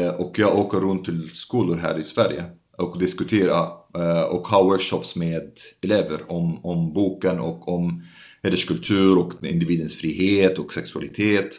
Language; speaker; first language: Swedish; non-native, fluent; Arabic